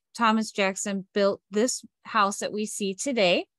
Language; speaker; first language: English; native; English